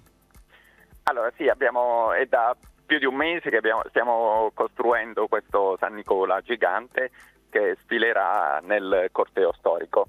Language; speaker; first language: Italian; native; Italian